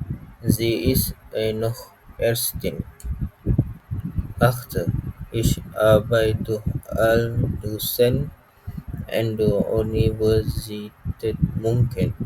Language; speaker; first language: German; non-native, learner; Malay